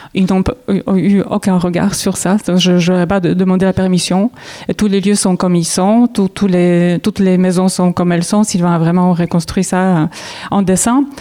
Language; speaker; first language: French; non-native, fluent; Polish